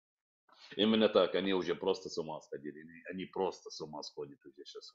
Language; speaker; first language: Russian; non-native, fluent; Arabic